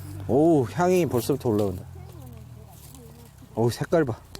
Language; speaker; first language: Korean; native; Korean